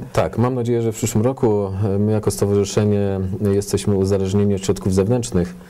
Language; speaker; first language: Polish; native; Polish